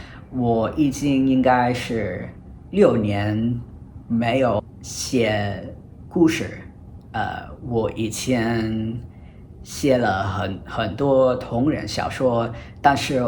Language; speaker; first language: Chinese; non-native, fluent; English